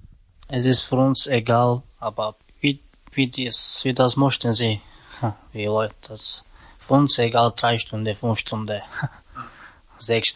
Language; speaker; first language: German; non-native, learner; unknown